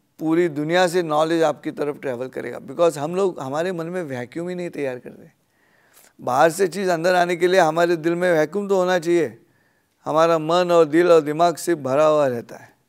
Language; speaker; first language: Hindi; non-native, local second language; Marathi